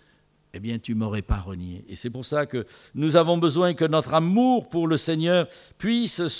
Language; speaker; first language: French; native; French